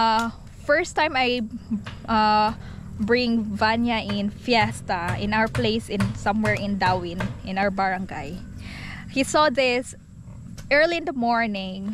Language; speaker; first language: English; non-native, local second language; Cebuano